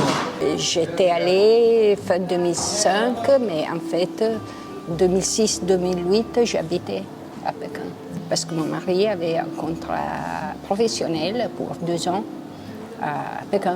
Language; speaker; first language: French; non-native, local second language; Italian